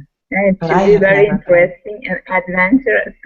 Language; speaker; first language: English; non-native, learner; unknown